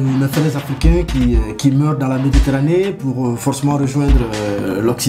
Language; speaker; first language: French; non-native, local second language; Bambara